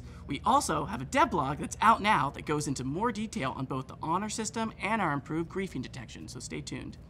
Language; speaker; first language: English; native; English